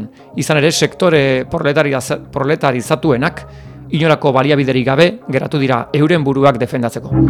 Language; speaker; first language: Basque; native; Basque